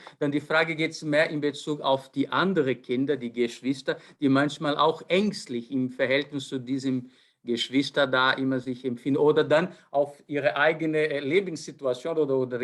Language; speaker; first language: German; non-native, fluent; Portuguese